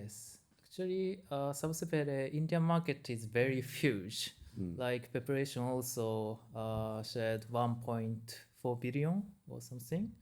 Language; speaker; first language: English; non-native, learner; Japanese